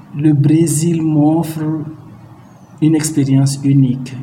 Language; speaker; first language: French; non-native, local second language; Mossi